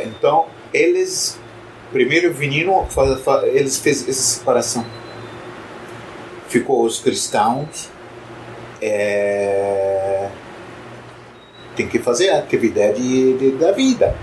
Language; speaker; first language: Portuguese; non-native, fluent; Arabic